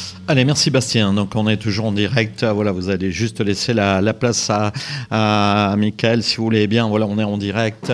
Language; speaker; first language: French; native; French